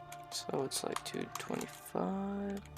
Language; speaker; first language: English; native; English